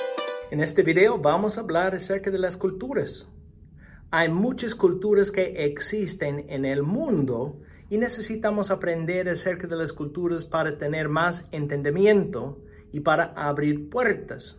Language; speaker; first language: Spanish; non-native, fluent; English